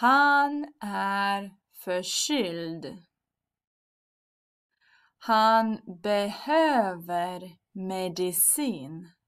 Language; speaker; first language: Swedish; non-native, fluent; Russian